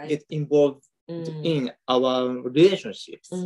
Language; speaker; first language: English; non-native, learner; Japanese